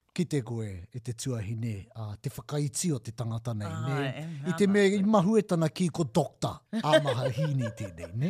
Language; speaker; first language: Māori; non-native, local second language; English